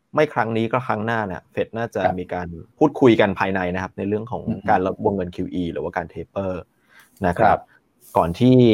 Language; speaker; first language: Thai; non-native, local second language; Chinese